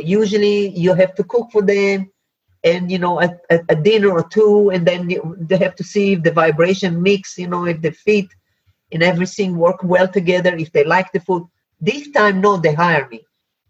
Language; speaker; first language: English; non-native, fluent; Hebrew